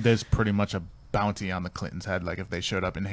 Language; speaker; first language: English; native; English